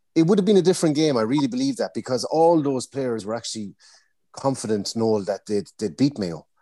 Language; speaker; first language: English; native; English